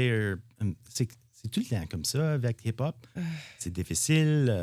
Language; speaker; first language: French; non-native, learner; English